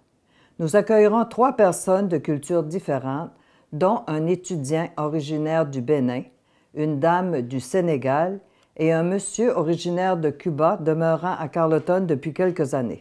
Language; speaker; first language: French; native; French